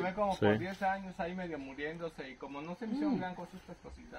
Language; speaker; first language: Spanish; native; Spanish